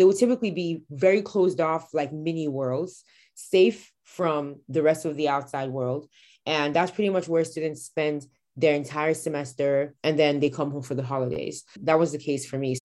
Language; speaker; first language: English; non-native, local second language; Igbo